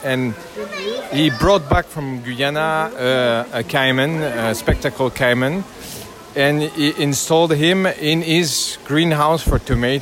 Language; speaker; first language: English; non-native, learner; French